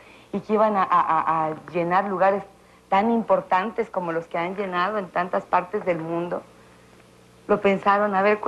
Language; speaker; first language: Spanish; native; Spanish